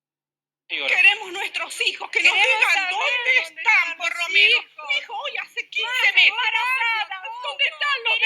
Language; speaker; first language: Spanish; native; Spanish